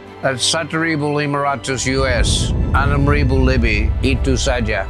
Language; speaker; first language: Indonesian; non-native, learner; English